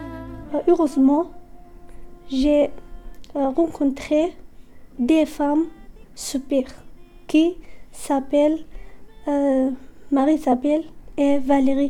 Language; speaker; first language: French; non-native, learner; Arabic